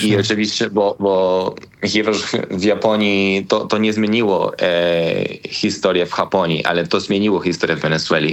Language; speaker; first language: Polish; non-native, learner; Spanish